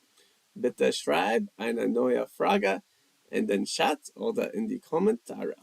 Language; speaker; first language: German; non-native, fluent; English